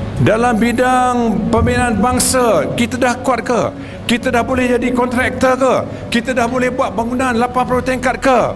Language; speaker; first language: Malay; native; Malay